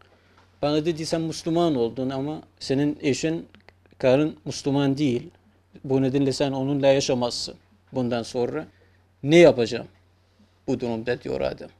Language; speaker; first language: Turkish; non-native, fluent; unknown